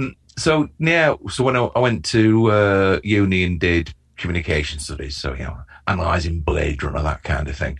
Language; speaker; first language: English; native; English